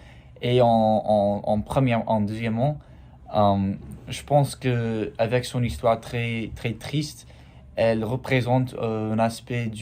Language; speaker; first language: French; non-native, fluent; English